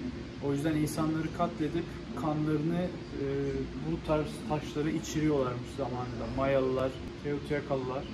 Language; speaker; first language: Turkish; native; Turkish